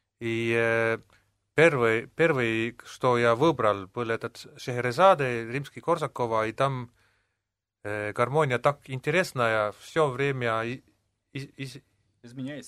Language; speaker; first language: Russian; non-native, local second language; Estonian